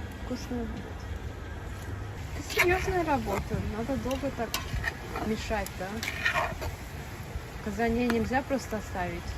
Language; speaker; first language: Russian; early bilingual, heritage; Russian